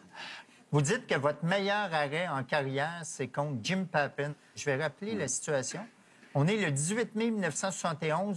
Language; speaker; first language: French; native; French